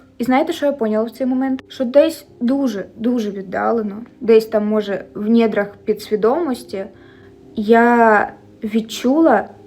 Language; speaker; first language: Ukrainian; non-native, local second language; Russian